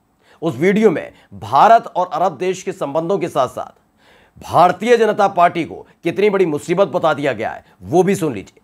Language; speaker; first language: Hindi; native; Hindi